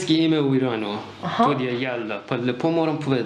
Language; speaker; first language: Slovenian; non-native, learner; Persian